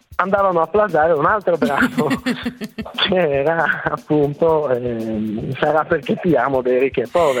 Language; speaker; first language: Italian; native; Italian